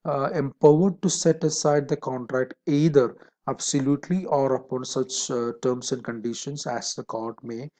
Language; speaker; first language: English; non-native, local second language; Malayalam